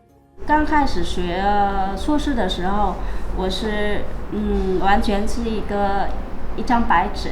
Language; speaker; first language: Chinese; non-native, fluent; Vietnamese